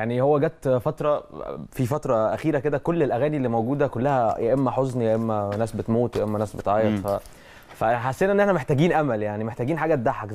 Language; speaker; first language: Arabic; native; Arabic